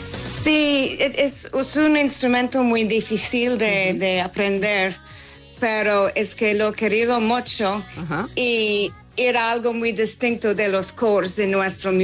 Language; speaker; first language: Spanish; non-native, fluent; English